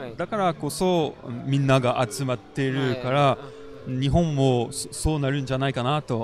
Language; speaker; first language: Japanese; non-native, fluent; French